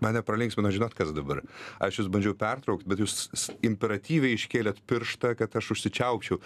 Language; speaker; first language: Lithuanian; native; Lithuanian